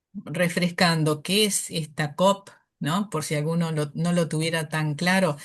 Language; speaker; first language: Spanish; native; Spanish